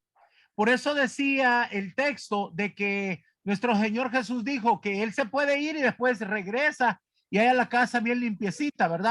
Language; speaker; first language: Spanish; native; Spanish